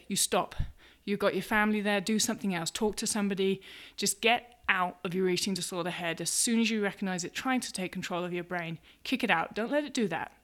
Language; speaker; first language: English; native; English